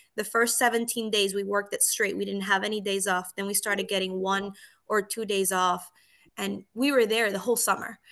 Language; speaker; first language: English; early bilingual, other home language; Spanish